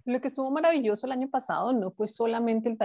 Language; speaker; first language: Spanish; native; Spanish